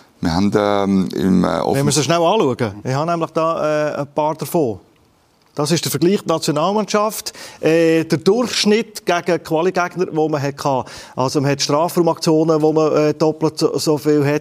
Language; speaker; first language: German; native; German